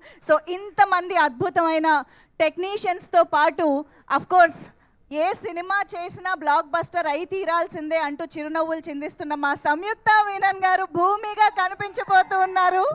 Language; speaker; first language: Telugu; native; Telugu